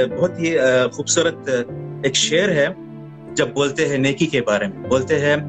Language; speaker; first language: Hindi; non-native, fluent; Arabic